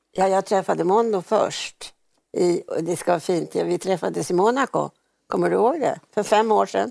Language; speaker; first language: Swedish; native; Swedish